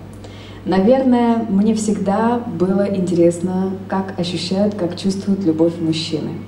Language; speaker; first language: Russian; native; Russian